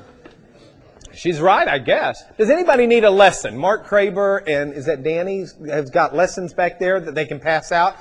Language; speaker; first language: English; native; English